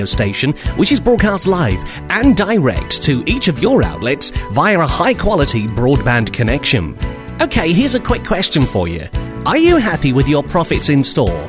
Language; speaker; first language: English; native; English